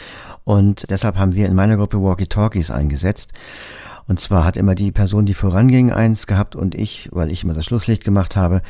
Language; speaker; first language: German; native; German